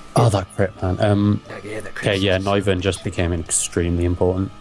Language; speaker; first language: English; native; English